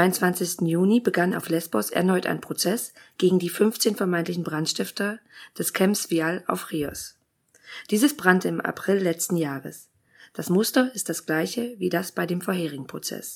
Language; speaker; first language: German; native; German